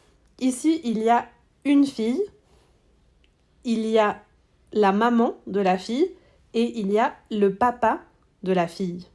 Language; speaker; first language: French; non-native, fluent; Spanish